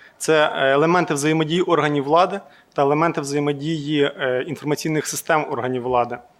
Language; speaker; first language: Ukrainian; native; Ukrainian